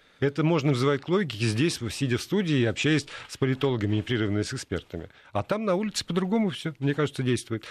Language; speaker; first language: Russian; native; Russian